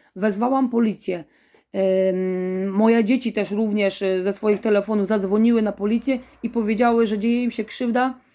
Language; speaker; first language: Polish; native; Polish